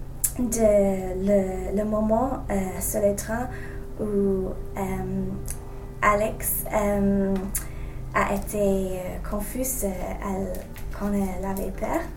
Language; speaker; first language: French; non-native, learner; English